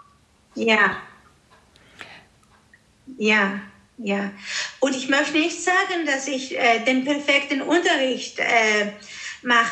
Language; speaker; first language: German; early bilingual, heritage; Greek